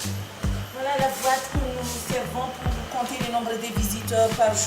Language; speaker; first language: French; non-native, local second language; Malagasy